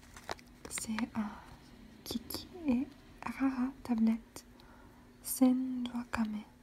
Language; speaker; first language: French; non-native, fluent; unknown